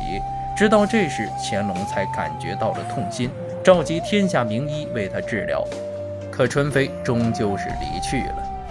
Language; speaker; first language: Chinese; native; Chinese